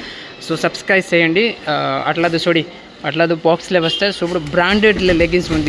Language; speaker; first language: Telugu; non-native, local second language; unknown